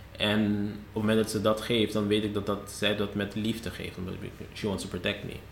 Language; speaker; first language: Dutch; non-native, local second language; Papiamento